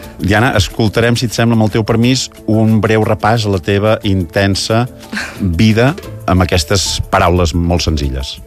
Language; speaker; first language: Catalan; native; Catalan